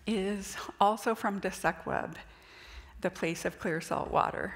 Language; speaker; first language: English; native; English